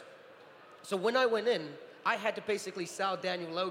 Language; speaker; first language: English; native; English